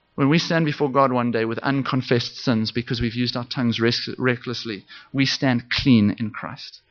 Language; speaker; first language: English; native; English